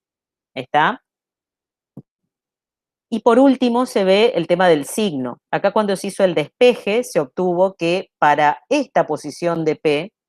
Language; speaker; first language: Spanish; native; Spanish